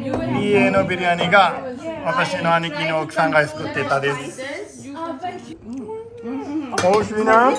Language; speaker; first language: Japanese; non-native, fluent; Urdu